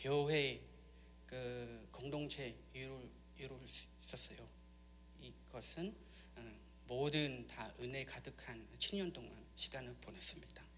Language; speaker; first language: Korean; non-native, learner; Khmer